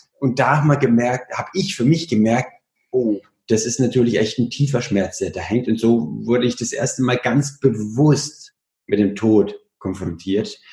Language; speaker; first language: German; early bilingual, other home language; Italian